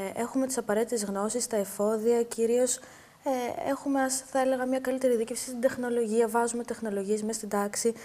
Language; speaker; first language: Greek; native; Greek